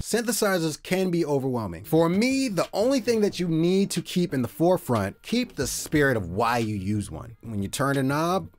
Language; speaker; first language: English; native; English